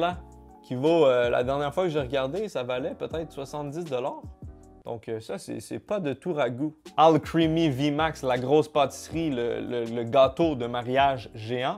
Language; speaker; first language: French; native; French